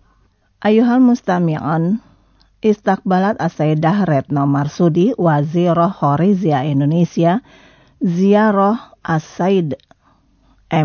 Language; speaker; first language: Arabic; non-native, fluent; Indonesian